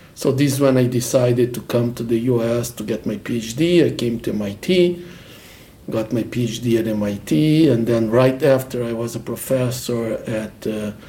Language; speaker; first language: English; non-native, fluent; Portuguese